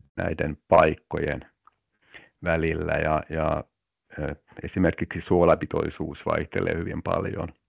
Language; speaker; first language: Finnish; non-native, local second language; Swedish